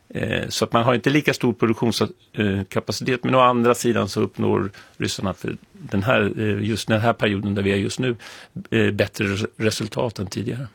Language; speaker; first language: Swedish; native; Swedish